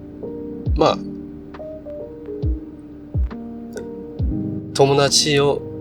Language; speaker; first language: Japanese; non-native, learner; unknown